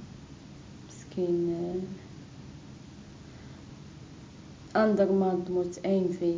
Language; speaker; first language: Dutch; non-native, learner; Arabic